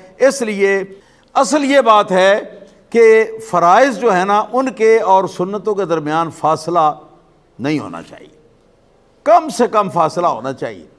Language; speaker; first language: Urdu; non-native, local second language; Punjabi